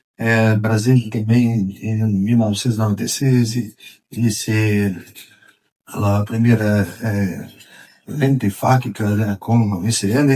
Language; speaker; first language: Spanish; non-native, fluent; Portuguese